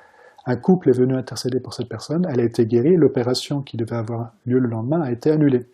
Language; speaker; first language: French; native; French